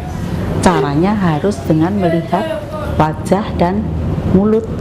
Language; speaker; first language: Indonesian; native; Indonesian